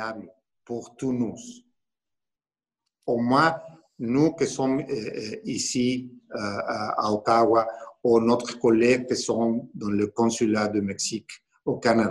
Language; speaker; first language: French; non-native, learner; Spanish